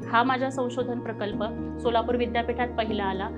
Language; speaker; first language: Marathi; non-native, local second language; Telugu